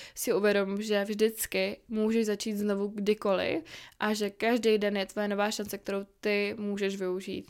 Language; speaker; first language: Czech; native; Czech